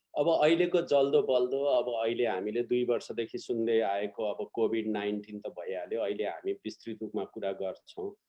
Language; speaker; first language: Nepali; native; Nepali